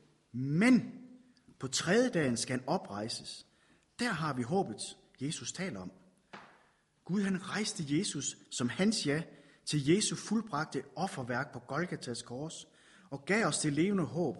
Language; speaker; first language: Danish; native; Danish